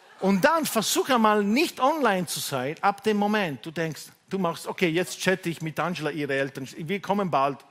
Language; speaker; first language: German; non-native, fluent; Italian